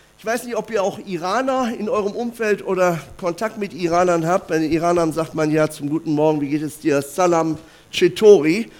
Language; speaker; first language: German; native; German